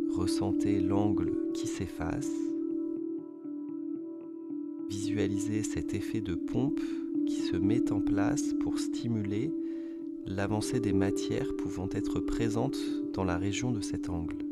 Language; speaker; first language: French; native; French